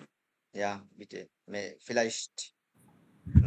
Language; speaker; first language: German; non-native, fluent; Bangla